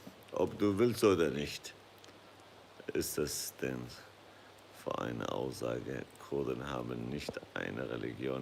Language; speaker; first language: German; non-native, fluent; Kurdish